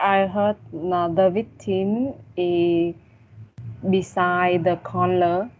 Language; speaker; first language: English; non-native, learner; Vietnamese